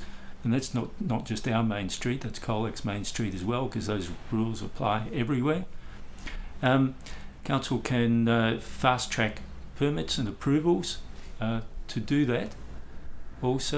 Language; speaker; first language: English; native; English